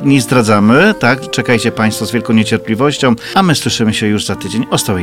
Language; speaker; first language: Polish; native; Polish